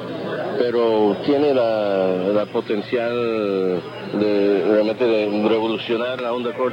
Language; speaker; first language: Spanish; non-native, fluent; English